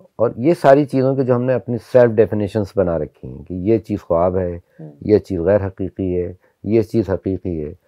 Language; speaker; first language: Hindi; native; Hindi